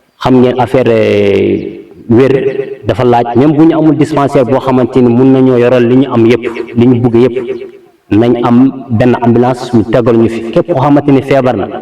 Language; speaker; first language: Wolof; non-native, local second language; Fula